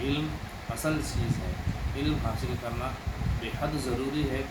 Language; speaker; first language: Urdu; native; Urdu